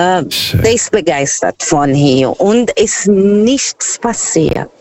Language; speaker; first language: German; non-native, fluent; Portuguese